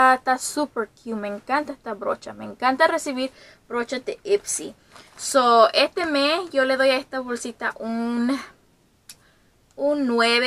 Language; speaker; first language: Spanish; early bilingual, heritage; Spanish